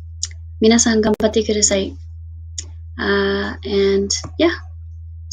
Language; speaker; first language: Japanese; non-native, fluent; English